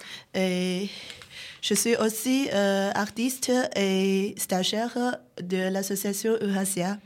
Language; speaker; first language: French; non-native, learner; Chinese